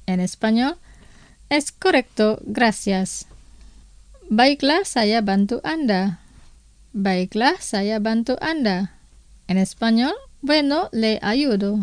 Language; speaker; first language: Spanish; non-native, fluent; Indonesian